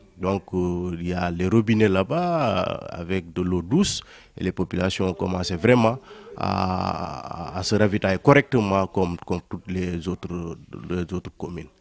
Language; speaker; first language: French; non-native, local second language; Wolof